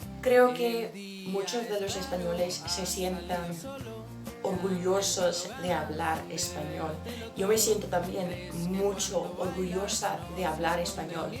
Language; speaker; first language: Spanish; non-native, learner; English